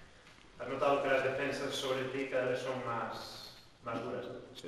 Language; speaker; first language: Spanish; native; Spanish